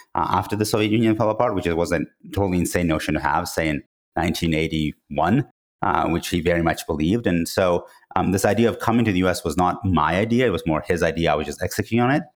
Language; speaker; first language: English; non-native, fluent; Georgian